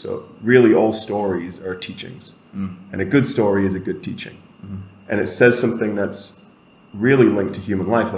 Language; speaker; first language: English; native; English